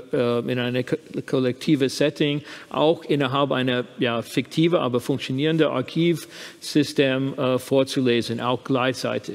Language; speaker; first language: German; non-native, fluent; English